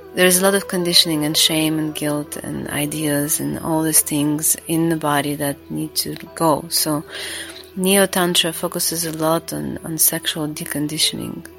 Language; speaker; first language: English; non-native, fluent; Latvian